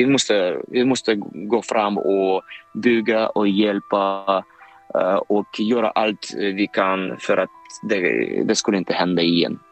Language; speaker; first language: Swedish; non-native, fluent; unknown